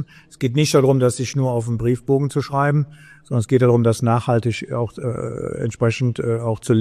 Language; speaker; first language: German; native; German